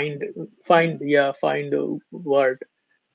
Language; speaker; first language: English; non-native, learner; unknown